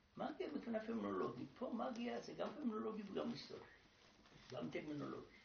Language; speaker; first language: Hebrew; non-native, fluent; Romanian